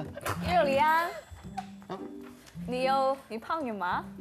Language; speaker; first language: Chinese; non-native, learner; Korean